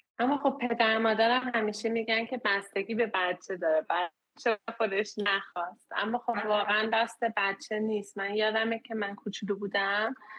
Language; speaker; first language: Persian; early bilingual, heritage; Persian